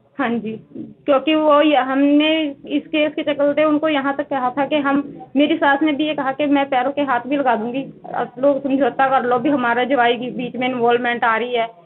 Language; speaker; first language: Hindi; non-native, local second language; Punjabi